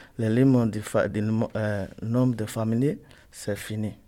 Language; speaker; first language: French; non-native, learner; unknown